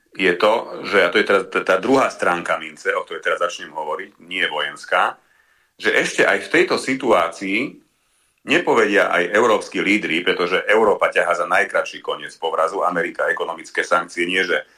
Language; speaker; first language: Slovak; non-native, local second language; Hungarian